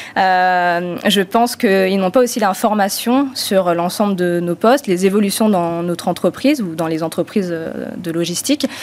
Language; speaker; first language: French; non-native, fluent; Romanian